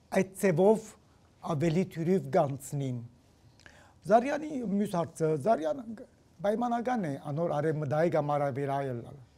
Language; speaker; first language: Armenian; early bilingual, heritage; Armenian